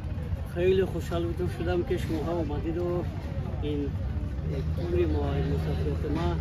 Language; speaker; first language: Persian; non-native, fluent; Bangla